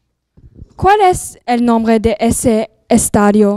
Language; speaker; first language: Spanish; non-native, learner; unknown